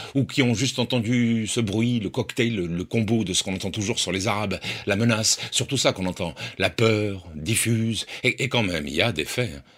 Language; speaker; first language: French; native; French